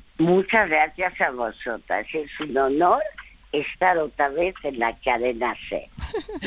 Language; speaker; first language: Spanish; early bilingual, other home language; French